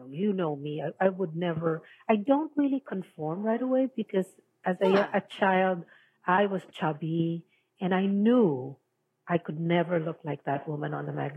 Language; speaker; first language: English; non-native, local second language; Filipino